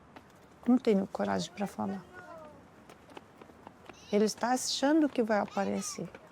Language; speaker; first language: Portuguese; non-native, learner; Arabic